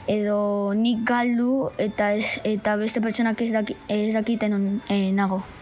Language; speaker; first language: Basque; non-native, local second language; Spanish